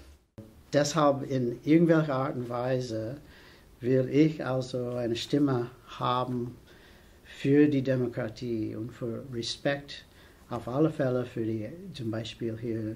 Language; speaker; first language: German; non-native, fluent; English